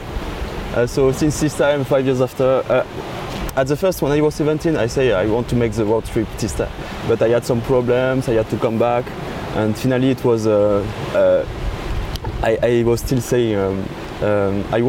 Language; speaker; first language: English; non-native, learner; French